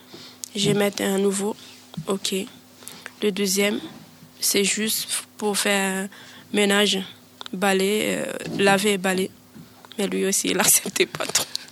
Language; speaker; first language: French; non-native, learner; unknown